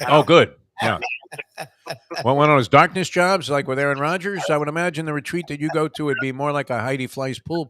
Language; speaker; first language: English; native; English